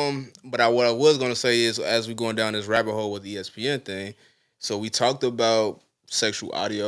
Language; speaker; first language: English; native; English